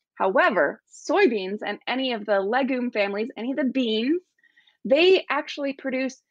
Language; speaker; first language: English; native; English